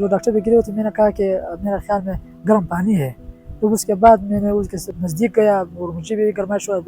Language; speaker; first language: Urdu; non-native, local second language; Pashto